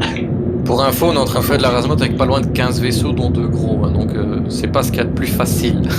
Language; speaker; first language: French; native; French